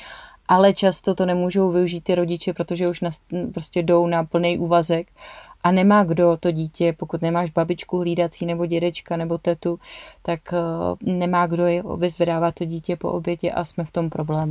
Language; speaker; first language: Czech; native; Czech